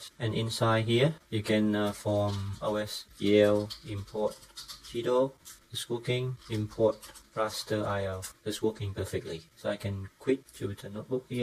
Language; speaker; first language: English; non-native, fluent; Vietnamese